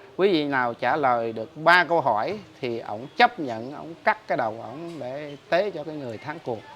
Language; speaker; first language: Vietnamese; non-native, local second language; Khmer